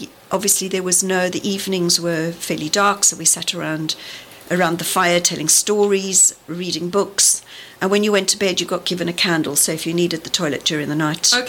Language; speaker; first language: English; native; English